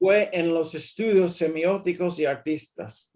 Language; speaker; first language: Spanish; early bilingual, heritage; English